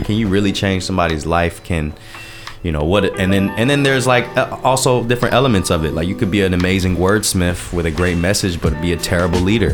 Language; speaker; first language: English; early bilingual, other home language; Japanese